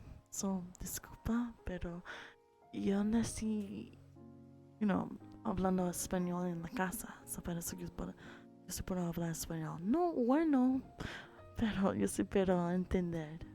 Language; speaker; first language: Spanish; early bilingual, heritage; English